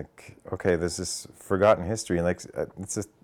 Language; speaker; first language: English; native; English